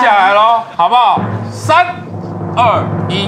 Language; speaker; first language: Chinese; native; Chinese